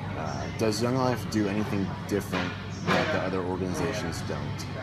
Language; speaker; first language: English; native; English